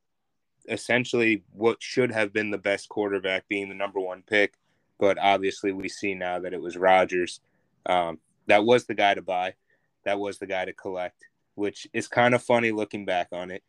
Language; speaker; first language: English; native; English